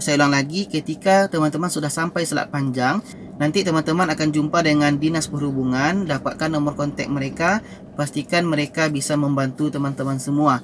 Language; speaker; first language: Malay; native; Malay